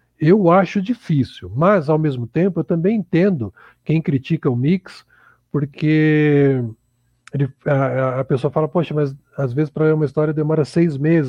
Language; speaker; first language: Portuguese; native; Portuguese